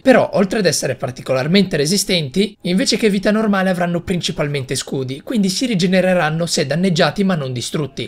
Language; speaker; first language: Italian; native; Italian